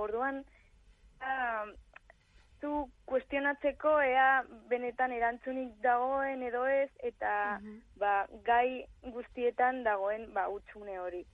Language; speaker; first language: Basque; non-native, local second language; Spanish